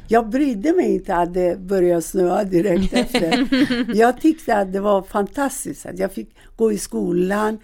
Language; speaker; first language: Swedish; non-native, fluent; Persian